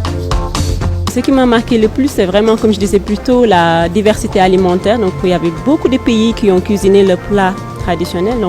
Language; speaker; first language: French; non-native, local second language; Wolof